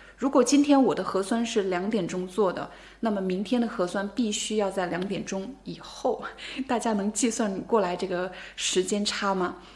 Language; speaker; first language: Chinese; native; Chinese